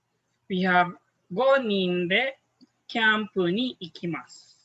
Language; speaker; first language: Japanese; non-native, fluent; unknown